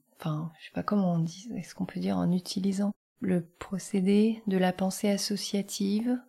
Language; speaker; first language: French; early bilingual, other home language; Vietnamese